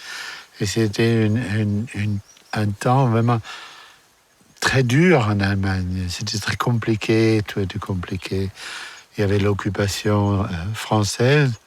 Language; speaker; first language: French; non-native, fluent; German